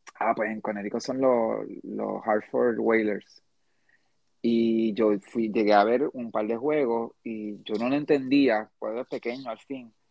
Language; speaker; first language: Spanish; native; Spanish